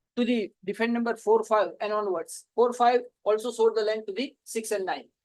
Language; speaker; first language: English; non-native, local second language; Gujarati